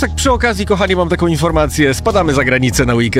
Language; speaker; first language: Polish; native; Polish